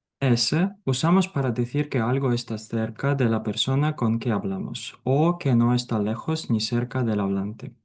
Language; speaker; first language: Spanish; non-native, fluent; Ukrainian